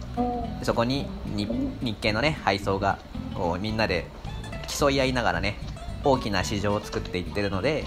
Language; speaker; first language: Japanese; native; Japanese